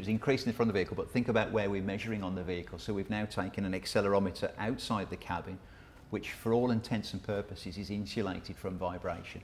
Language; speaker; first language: English; native; English